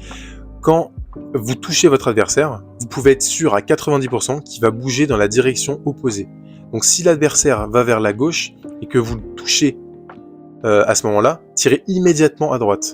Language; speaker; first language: French; native; French